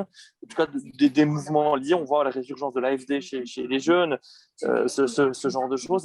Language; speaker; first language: French; native; French